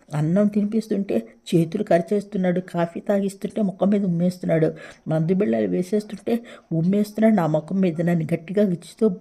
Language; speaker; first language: Telugu; native; Telugu